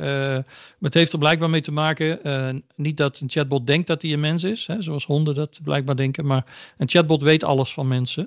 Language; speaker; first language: Dutch; native; Dutch